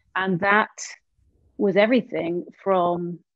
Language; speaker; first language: English; native; English